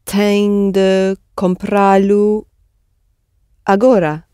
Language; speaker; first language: Portuguese; non-native, learner; English